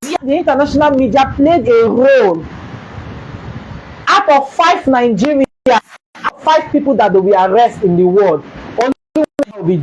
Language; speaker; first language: English; non-native, local second language; Igbo